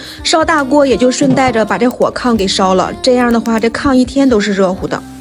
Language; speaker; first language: Chinese; native; Chinese